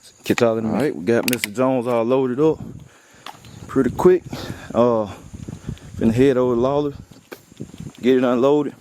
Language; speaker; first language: English; native; English